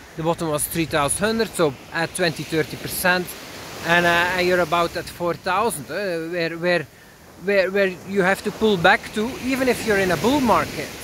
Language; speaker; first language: English; non-native, fluent; Dutch